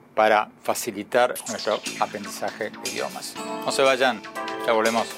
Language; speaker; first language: Spanish; native; Spanish